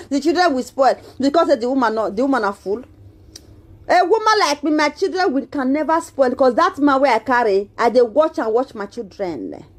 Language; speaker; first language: Nigerian Pidgin; non-native, local second language; Bini